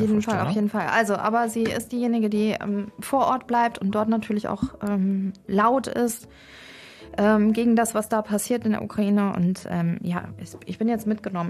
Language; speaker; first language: German; native; German